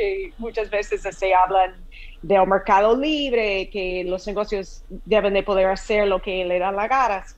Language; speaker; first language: Spanish; non-native, fluent; English